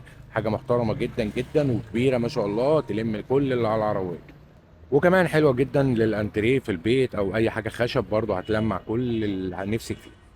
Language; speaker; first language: Arabic; native; Arabic